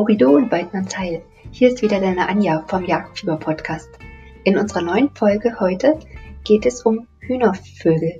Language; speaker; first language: German; native; German